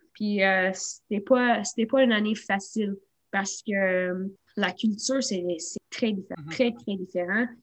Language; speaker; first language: French; non-native, local second language; English